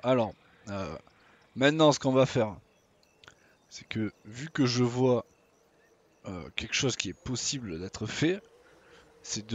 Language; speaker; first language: French; native; French